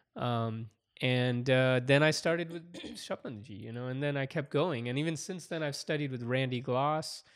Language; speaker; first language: English; early bilingual, other home language; Hindi